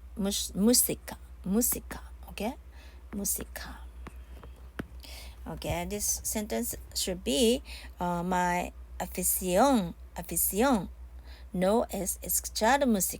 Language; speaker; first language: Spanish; non-native, learner; Japanese